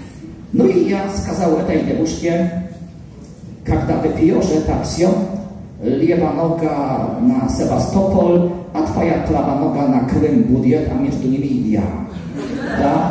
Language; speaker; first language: Russian; non-native, learner; Polish